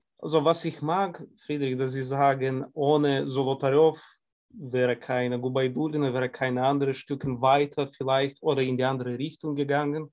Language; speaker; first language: German; non-native, fluent; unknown